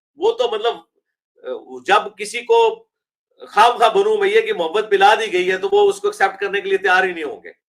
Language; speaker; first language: Urdu; non-native, local second language; Punjabi